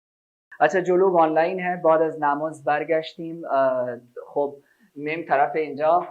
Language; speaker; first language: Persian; non-native, fluent; Urdu